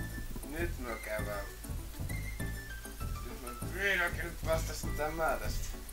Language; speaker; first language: Finnish; native; Finnish